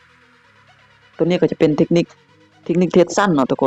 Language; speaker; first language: Thai; non-native, local second language; Lao